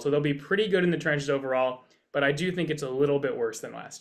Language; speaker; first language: English; native; English